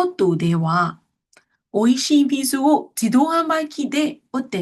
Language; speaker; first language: Japanese; non-native, fluent; Burmese